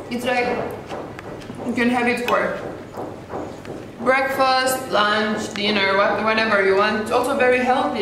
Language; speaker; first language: English; non-native, fluent; Romanian